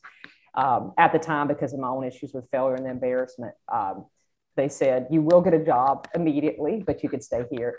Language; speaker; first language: English; native; English